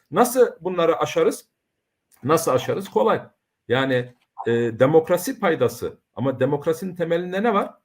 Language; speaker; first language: Turkish; early bilingual, heritage; Turkish